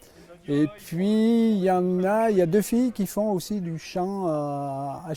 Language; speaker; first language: French; native; French